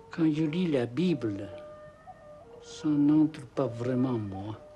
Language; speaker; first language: French; non-native, fluent; Japanese